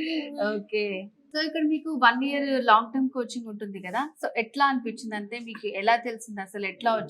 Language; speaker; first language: Telugu; native; Telugu